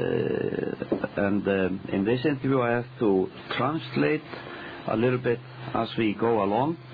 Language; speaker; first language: English; non-native, fluent; Icelandic